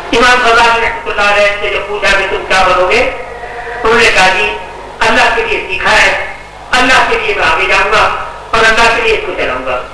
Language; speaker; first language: Urdu; native; Urdu